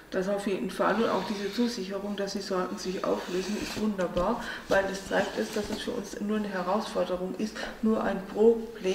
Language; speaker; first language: German; native; German